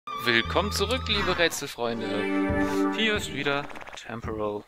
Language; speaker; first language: German; native; German